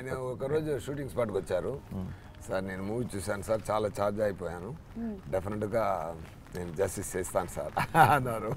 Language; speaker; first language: Telugu; non-native, learner; Tamil